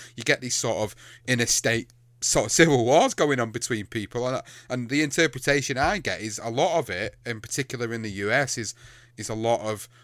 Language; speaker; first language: English; native; English